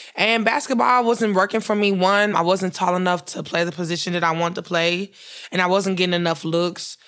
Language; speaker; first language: English; native; English